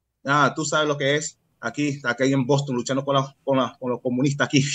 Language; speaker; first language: Spanish; early bilingual, heritage; English